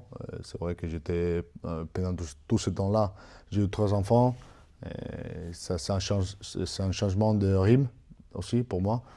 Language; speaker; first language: French; non-native, fluent; Spanish